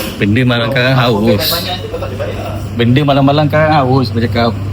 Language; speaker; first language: Malay; native; Malay